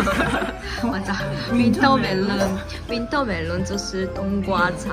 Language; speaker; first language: Chinese; non-native, fluent; Korean